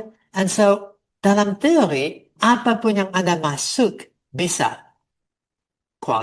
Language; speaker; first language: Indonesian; non-native, fluent; English